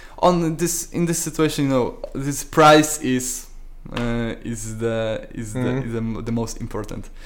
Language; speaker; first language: English; non-native, learner; Polish